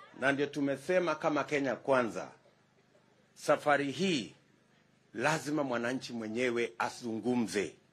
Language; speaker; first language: Swahili; non-native, local second language; Kalenjin